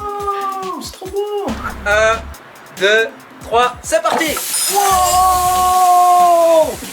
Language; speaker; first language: French; native; French